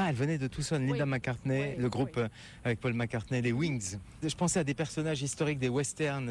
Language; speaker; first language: French; native; French